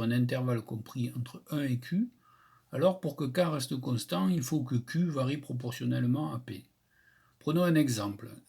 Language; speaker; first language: French; native; French